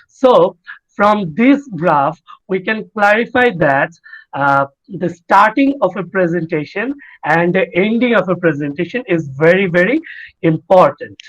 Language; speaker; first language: English; non-native, fluent; Bangla